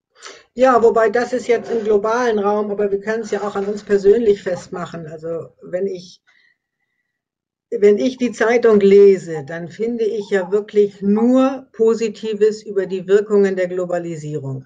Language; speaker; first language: German; native; German